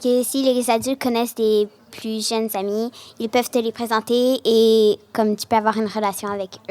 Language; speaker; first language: French; early bilingual, other home language; Arabic